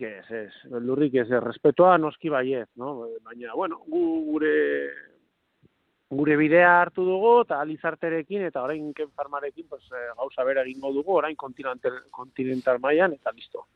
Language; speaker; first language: Basque; non-native, local second language; Spanish